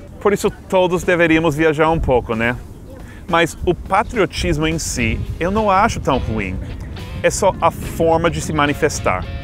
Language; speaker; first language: Portuguese; non-native, fluent; English